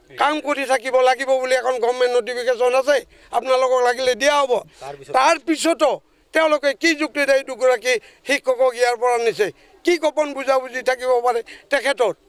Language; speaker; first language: Assamese; native; Assamese